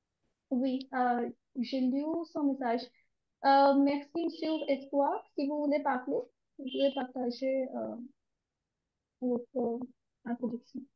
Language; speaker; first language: French; non-native, learner; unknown